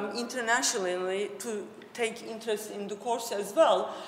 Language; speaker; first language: English; non-native, fluent; Turkish